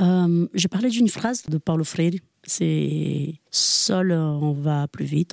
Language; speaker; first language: French; non-native, fluent; Portuguese